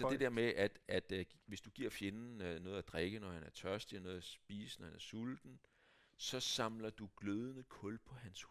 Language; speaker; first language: Danish; native; Danish